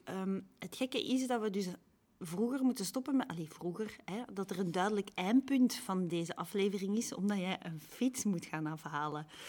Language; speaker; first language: Dutch; native; Dutch